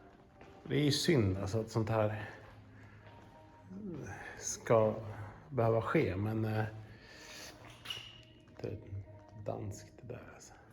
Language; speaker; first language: Swedish; native; Swedish